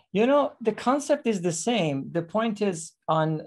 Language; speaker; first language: English; non-native, fluent; Persian